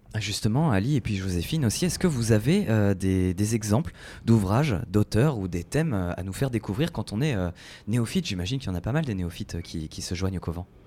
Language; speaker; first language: French; native; French